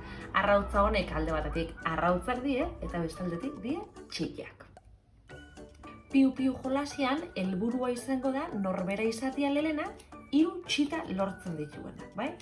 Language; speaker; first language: Basque; native; Basque